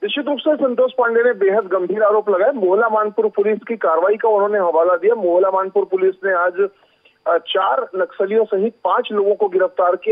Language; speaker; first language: Hindi; native; Hindi